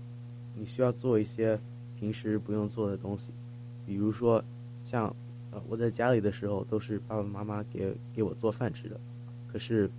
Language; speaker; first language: Chinese; early bilingual, heritage; Chinese